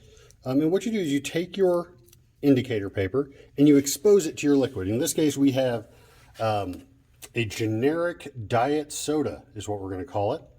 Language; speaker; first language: English; native; English